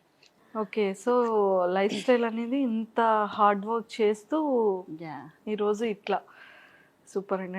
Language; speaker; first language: Telugu; native; Telugu